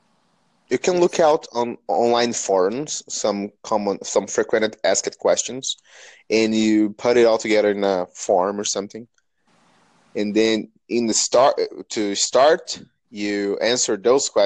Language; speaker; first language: English; non-native, fluent; Portuguese